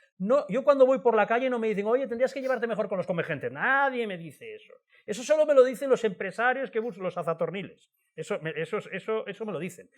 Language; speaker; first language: Spanish; native; Spanish